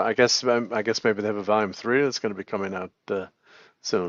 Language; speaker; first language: English; native; English